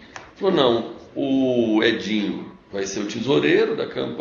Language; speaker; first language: Portuguese; native; Portuguese